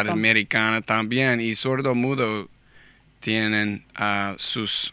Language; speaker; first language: Spanish; non-native, learner; English